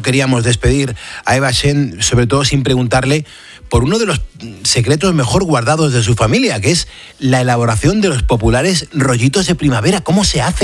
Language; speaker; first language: Spanish; native; Spanish